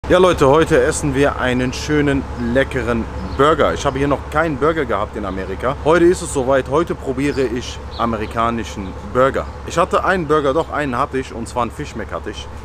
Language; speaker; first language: German; non-native, local second language; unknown